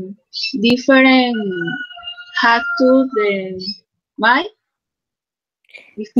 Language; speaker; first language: English; non-native, learner; Spanish